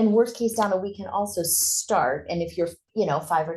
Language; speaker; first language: English; native; English